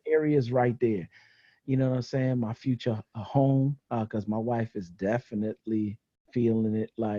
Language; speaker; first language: English; native; English